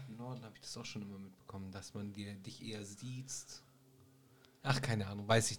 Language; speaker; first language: German; native; German